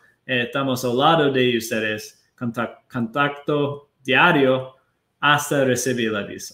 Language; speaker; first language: Spanish; non-native, fluent; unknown